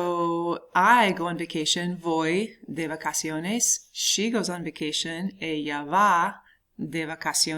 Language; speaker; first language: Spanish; non-native, fluent; English